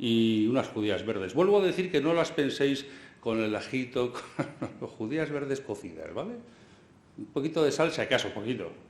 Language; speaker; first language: Spanish; native; Spanish